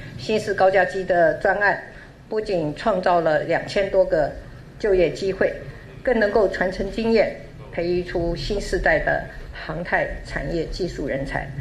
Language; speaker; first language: Chinese; native; Chinese